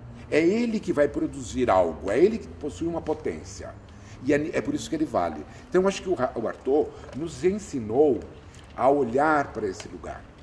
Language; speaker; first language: Portuguese; native; Portuguese